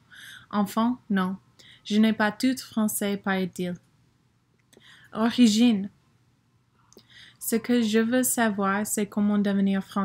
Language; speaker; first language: French; non-native, learner; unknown